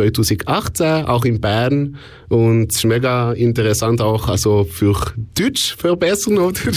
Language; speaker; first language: German; non-native, local second language; French